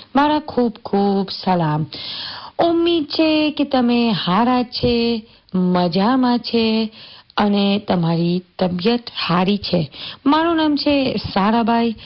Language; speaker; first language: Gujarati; early bilingual, heritage; Gujarati